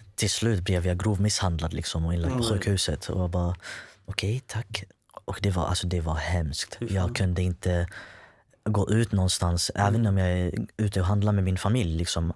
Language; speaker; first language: Swedish; early bilingual, other home language; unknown